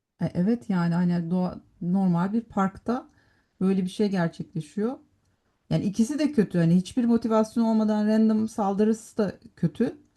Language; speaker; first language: Turkish; native; Turkish